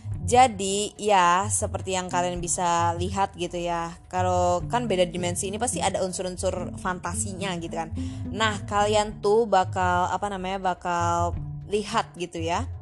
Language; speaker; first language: Indonesian; native; Indonesian